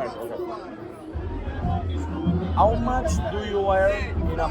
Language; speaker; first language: English; non-native, learner; Italian